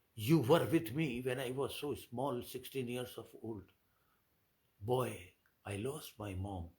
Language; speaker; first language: English; non-native, local second language; Hindi